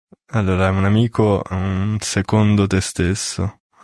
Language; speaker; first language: Italian; native; Italian